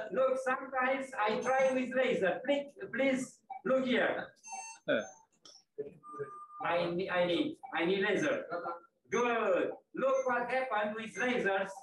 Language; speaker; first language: English; non-native, fluent; Romanian